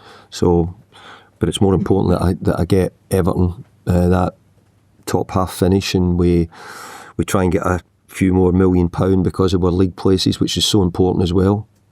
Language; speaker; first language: English; native; English